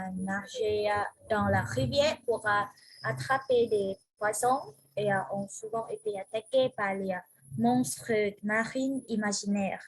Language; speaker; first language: French; non-native, learner; Vietnamese